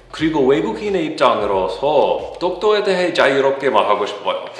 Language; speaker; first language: Korean; non-native, fluent; English